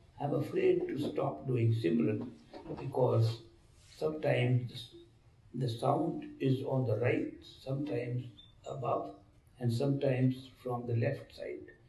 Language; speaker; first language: English; non-native, local second language; Hindi